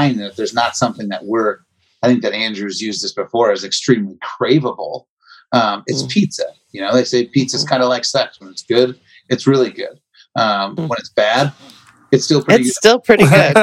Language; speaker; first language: English; native; English